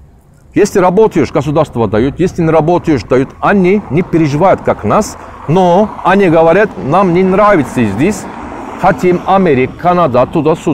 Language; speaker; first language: Russian; non-native, learner; Turkish